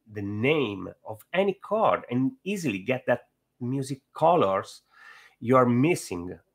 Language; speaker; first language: English; non-native, fluent; Italian